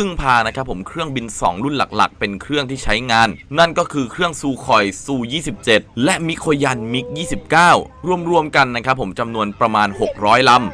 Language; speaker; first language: Thai; native; Thai